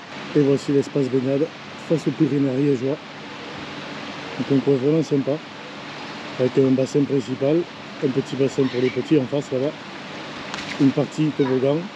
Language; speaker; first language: French; native; French